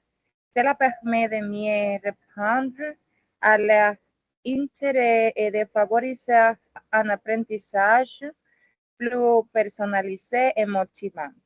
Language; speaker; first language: French; non-native, learner; Spanish